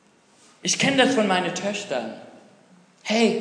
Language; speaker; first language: German; non-native, fluent; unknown